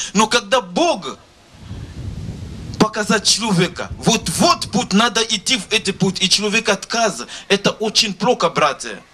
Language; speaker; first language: Russian; non-native, learner; Lingala